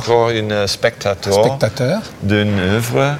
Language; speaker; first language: French; non-native, learner; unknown